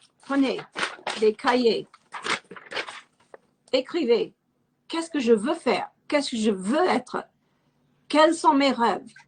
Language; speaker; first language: French; non-native, fluent; English